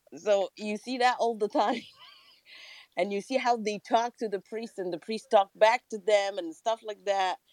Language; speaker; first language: English; non-native, fluent; Arabic